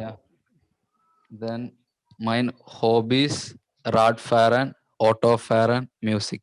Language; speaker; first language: German; non-native, learner; Malayalam